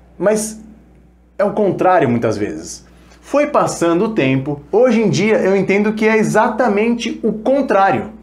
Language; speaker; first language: Portuguese; early bilingual, other home language; Spanish